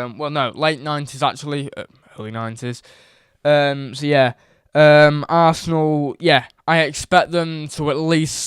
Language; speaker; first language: English; native; English